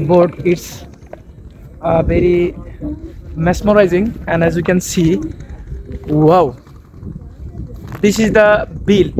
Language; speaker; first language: English; non-native, learner; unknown